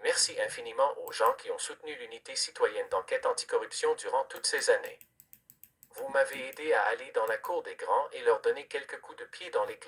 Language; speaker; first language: French; native; French